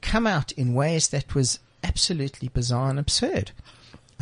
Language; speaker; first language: English; native; English